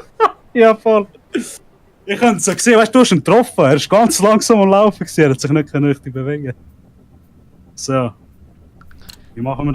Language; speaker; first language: German; native; German